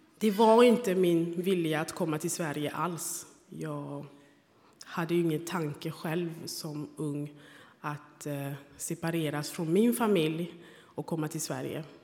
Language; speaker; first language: Swedish; non-native, fluent; Rundi